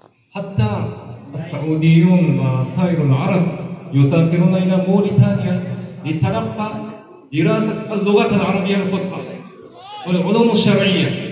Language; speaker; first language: Arabic; non-native, fluent; Japanese